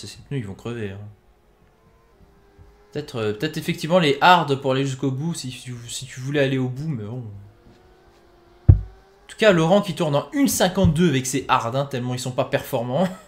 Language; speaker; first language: French; native; French